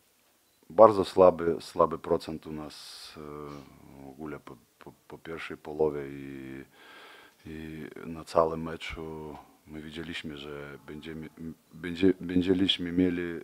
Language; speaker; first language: Polish; non-native, fluent; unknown